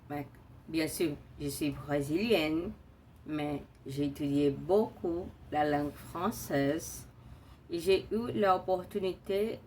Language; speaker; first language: French; non-native, learner; Portuguese